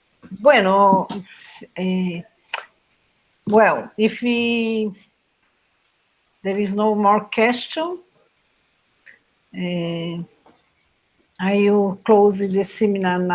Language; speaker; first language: English; non-native, fluent; Portuguese